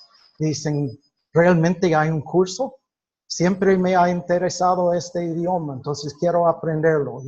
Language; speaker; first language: Spanish; non-native, fluent; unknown